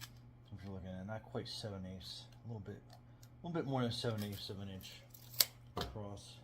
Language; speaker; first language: English; native; English